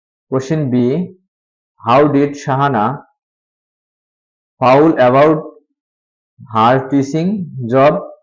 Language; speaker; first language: English; non-native, local second language; Bangla